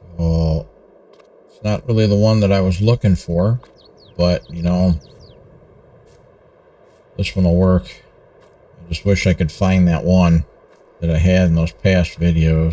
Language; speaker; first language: English; native; English